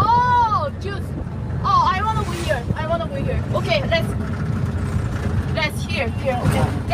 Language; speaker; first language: English; non-native, learner; Korean